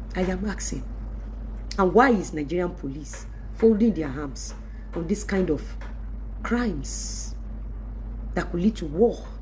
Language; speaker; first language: English; non-native, local second language; Yoruba